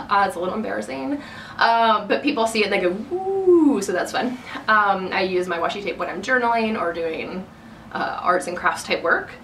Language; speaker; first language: English; native; English